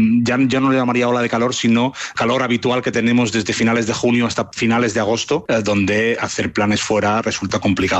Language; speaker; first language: Spanish; native; Spanish